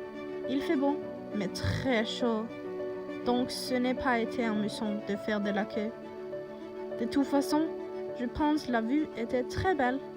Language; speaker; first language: French; non-native, learner; Norwegian